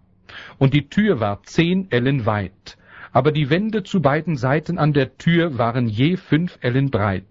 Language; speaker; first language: German; native; German